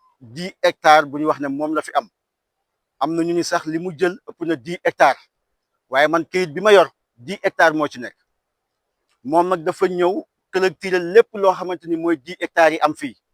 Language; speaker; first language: Wolof; native; Wolof